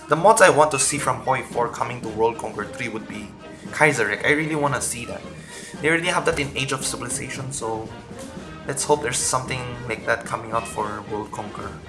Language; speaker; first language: English; non-native, local second language; Filipino